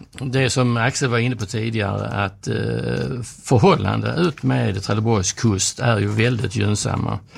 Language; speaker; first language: Swedish; native; Swedish